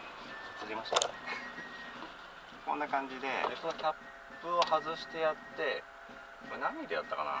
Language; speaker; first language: Japanese; native; Japanese